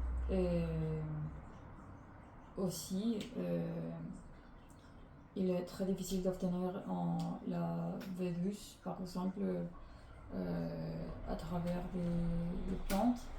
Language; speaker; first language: French; non-native, learner; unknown